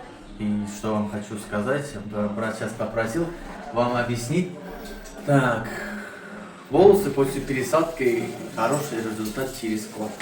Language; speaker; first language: Russian; non-native, learner; Tajik